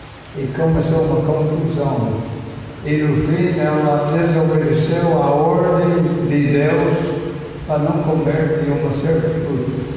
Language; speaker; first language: Portuguese; non-native, fluent; English